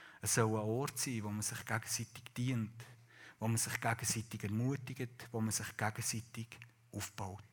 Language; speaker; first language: German; native; German